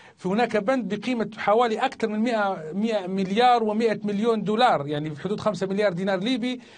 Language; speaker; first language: Arabic; native; Arabic